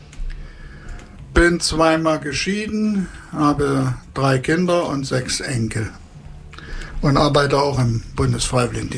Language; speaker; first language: German; native; German